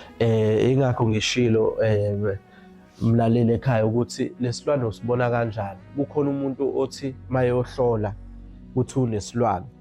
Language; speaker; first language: Zulu; native; Zulu